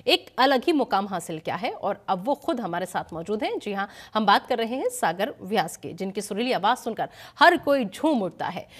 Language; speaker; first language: Hindi; native; Hindi